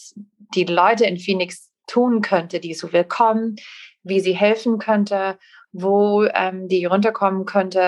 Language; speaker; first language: German; non-native, fluent; English